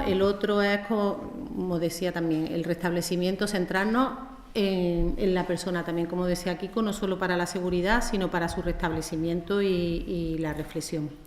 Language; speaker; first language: Spanish; native; Spanish